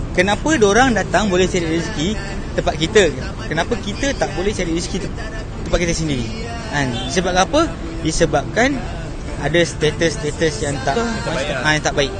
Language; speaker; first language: Malay; native; Malay